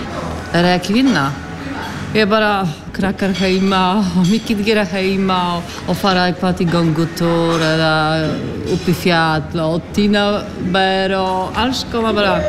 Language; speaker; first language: Icelandic; non-native, learner; Polish